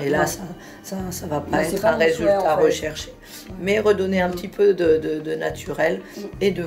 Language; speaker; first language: French; native; French